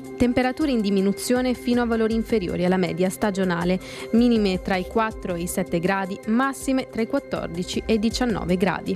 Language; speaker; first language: Italian; native; Italian